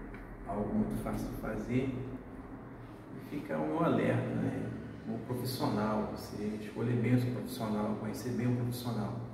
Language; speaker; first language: Portuguese; native; Portuguese